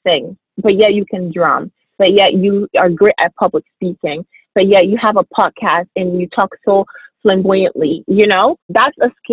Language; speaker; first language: English; early bilingual, other home language; French